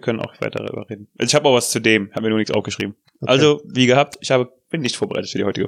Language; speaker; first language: German; native; German